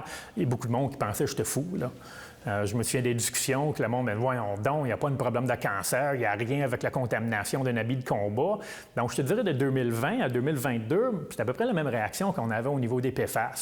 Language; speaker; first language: French; native; French